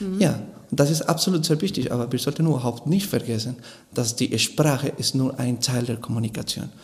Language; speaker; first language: German; non-native, fluent; Spanish